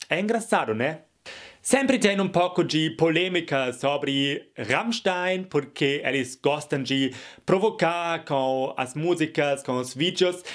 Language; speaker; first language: Portuguese; non-native, fluent; German